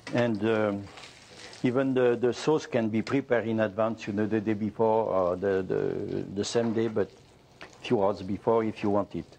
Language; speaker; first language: English; non-native, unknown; French